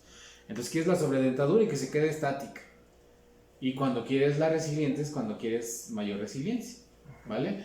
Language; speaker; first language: Spanish; native; Spanish